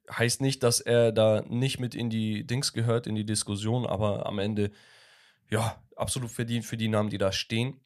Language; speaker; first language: German; early bilingual, other home language; Turkish